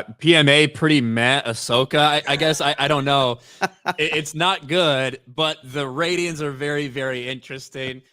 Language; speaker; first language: English; native; English